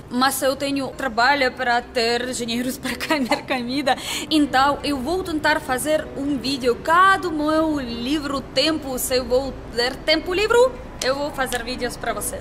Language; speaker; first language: Portuguese; non-native, learner; Russian